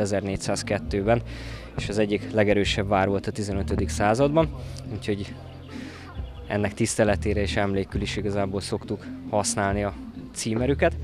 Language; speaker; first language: Hungarian; native; Hungarian